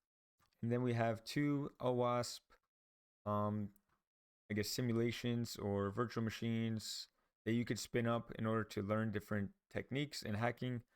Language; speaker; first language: English; native; English